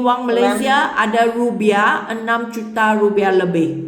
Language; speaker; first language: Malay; non-native, local second language; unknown